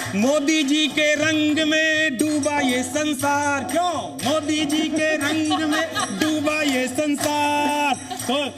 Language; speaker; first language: Hindi; native; Hindi